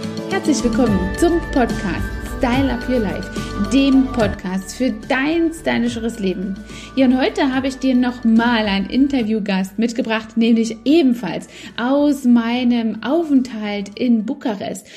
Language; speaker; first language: German; native; German